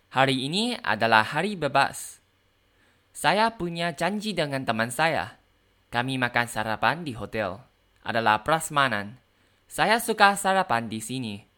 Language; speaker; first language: Indonesian; non-native, learner; Thai